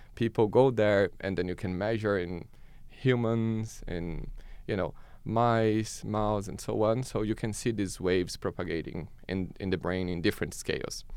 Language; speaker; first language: English; non-native, fluent; Portuguese